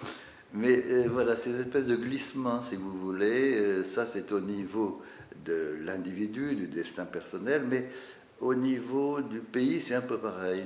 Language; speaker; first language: French; native; French